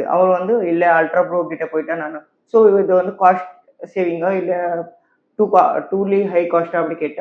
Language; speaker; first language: Tamil; non-native, learner; Telugu